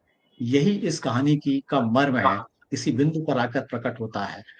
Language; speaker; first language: Hindi; native; Hindi